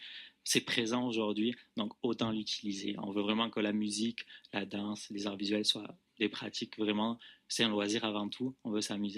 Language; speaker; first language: French; native; French